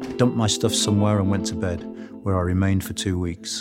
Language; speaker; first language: English; native; English